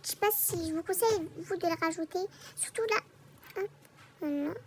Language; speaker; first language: French; native; French